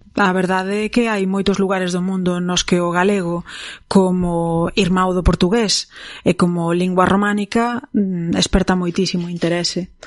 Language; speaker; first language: Galician; non-native, local second language; Spanish